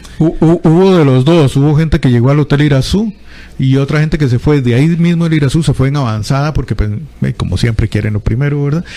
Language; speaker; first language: Spanish; native; Spanish